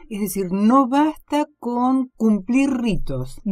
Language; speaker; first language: Spanish; native; Spanish